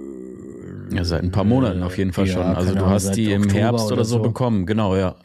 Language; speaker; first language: German; native; German